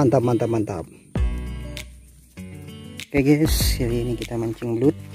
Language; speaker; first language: Indonesian; native; Indonesian